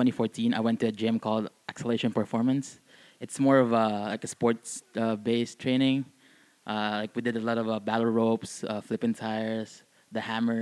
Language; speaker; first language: English; non-native, local second language; Filipino